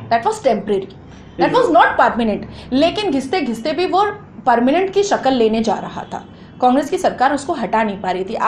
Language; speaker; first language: Hindi; native; Hindi